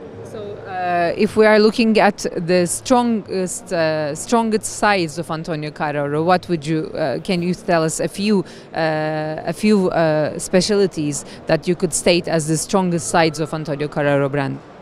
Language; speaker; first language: English; non-native, fluent; Turkish